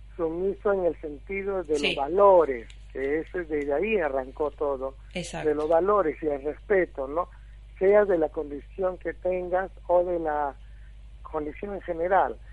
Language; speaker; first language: Spanish; native; Spanish